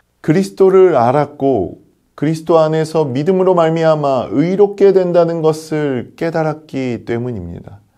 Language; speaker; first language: Korean; native; Korean